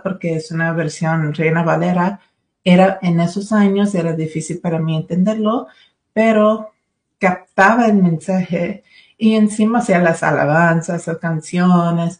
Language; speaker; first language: Spanish; early bilingual, other home language; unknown